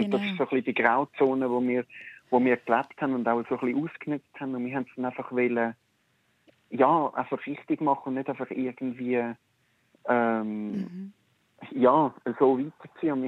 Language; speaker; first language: German; native; German